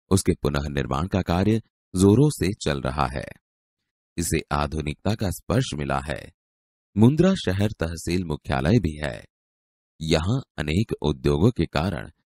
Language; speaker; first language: Hindi; non-native, local second language; Gujarati